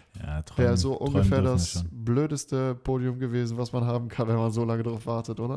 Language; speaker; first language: German; native; German